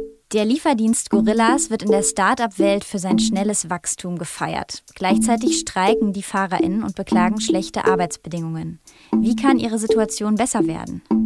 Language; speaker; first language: German; native; German